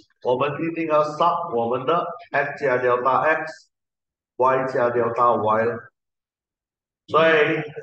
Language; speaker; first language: Chinese; native; Chinese